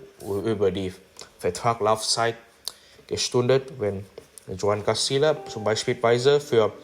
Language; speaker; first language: German; non-native, learner; English